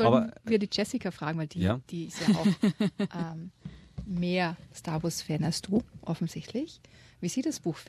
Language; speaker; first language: German; native; German